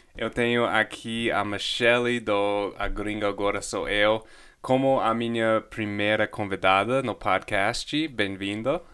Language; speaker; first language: Portuguese; non-native, fluent; English